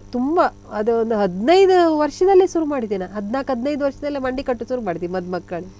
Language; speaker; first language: Kannada; native; Kannada